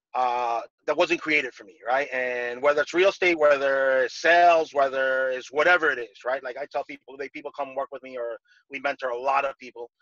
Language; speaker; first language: English; non-native, fluent; Spanish